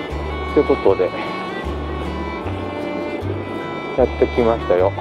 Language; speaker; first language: Japanese; native; Japanese